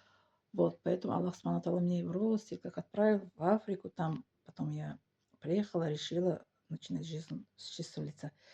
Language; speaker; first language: Russian; non-native, local second language; Tajik